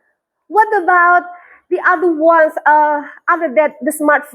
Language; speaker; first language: English; non-native, fluent; Indonesian